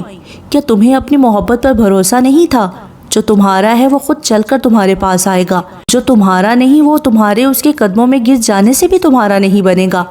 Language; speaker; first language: Urdu; native; Urdu